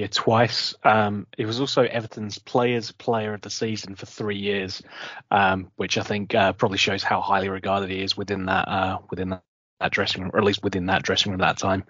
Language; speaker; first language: English; native; English